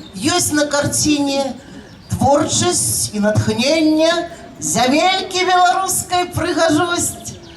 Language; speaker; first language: Belarusian; native; Belarusian